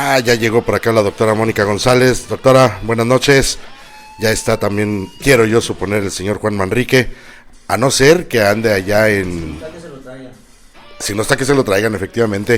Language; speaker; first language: Spanish; native; Spanish